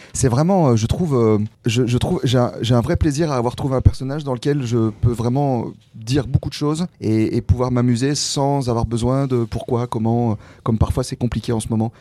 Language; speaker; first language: French; native; French